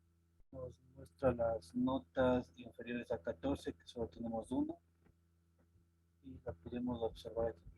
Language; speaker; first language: Spanish; native; Spanish